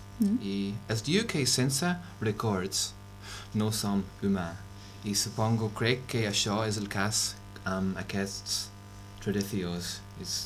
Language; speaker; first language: Catalan; non-native, learner; English